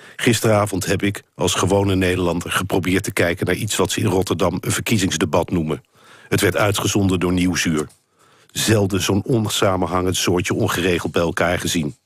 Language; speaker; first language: Dutch; native; Dutch